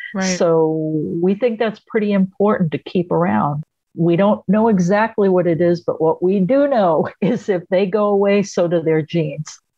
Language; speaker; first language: English; native; English